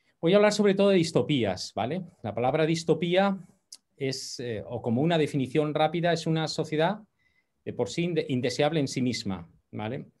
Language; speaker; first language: Spanish; native; Spanish